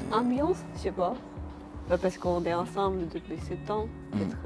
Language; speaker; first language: French; non-native, learner; Japanese